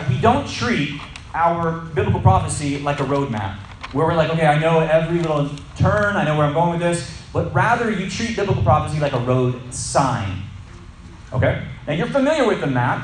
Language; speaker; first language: English; native; English